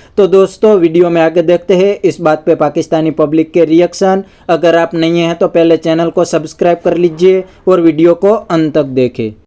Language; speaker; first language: Hindi; native; Hindi